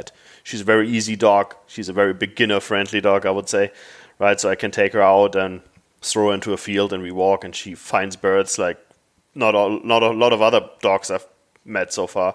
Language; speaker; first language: English; non-native, fluent; German